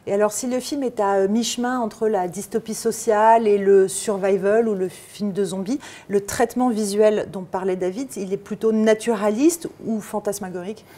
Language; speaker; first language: French; native; French